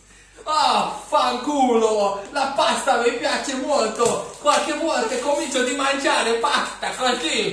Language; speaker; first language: Italian; non-native, learner; Hungarian